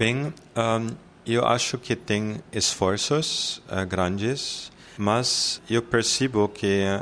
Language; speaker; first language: Portuguese; non-native, fluent; German